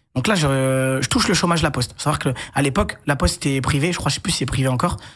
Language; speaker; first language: French; native; French